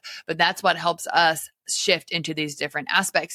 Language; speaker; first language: English; native; English